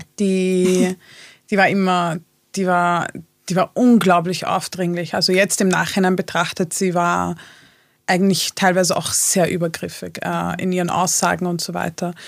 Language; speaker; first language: German; early bilingual, other home language; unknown